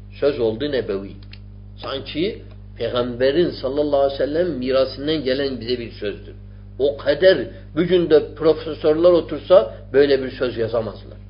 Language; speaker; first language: Turkish; non-native, fluent; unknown